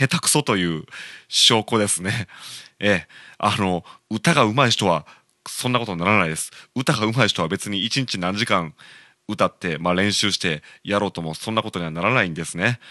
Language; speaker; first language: Japanese; native; Japanese